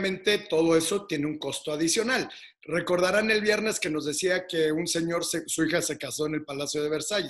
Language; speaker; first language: Spanish; native; Spanish